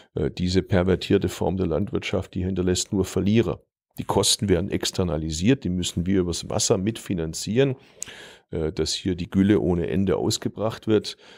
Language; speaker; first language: German; early bilingual, other home language; Turkish